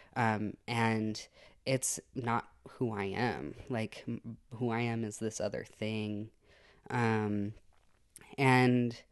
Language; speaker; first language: English; native; English